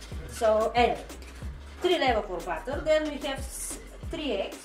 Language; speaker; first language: English; non-native, fluent; Bulgarian